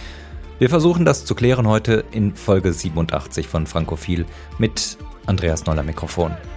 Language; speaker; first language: German; native; German